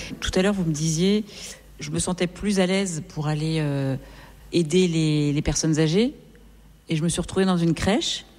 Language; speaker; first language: French; native; French